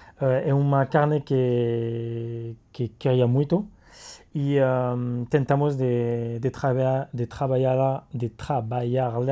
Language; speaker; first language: Portuguese; non-native, learner; French